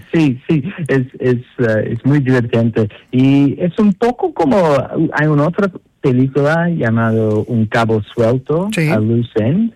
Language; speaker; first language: Spanish; non-native, learner; English